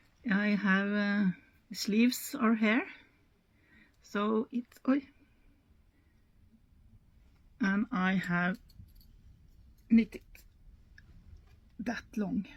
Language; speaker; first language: English; non-native, learner; Norwegian